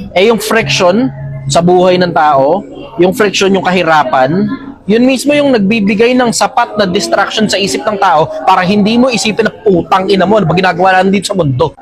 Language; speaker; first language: Filipino; native; Filipino